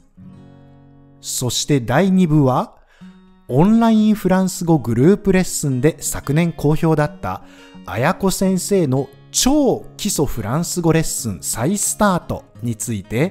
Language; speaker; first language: Japanese; native; Japanese